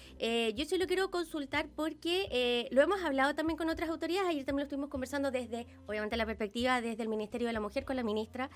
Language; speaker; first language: Spanish; native; Spanish